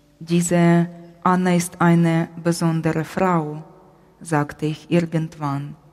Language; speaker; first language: German; non-native, fluent; Ukrainian